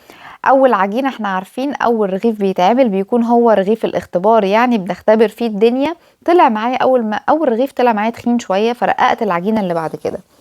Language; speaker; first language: Arabic; native; Arabic